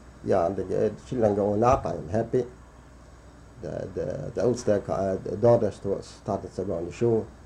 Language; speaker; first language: English; non-native, learner; Yiddish